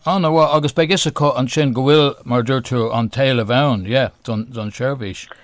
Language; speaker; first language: Irish; non-native, local second language; English